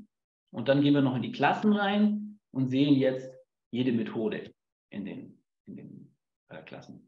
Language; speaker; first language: German; native; German